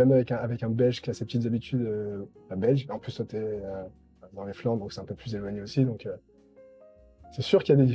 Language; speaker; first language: French; native; French